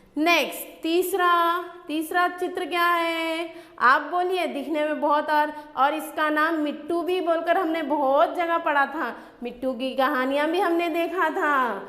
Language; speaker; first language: Hindi; native; Hindi